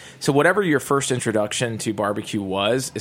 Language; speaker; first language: English; native; English